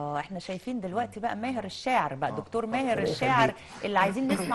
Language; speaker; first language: Arabic; native; Arabic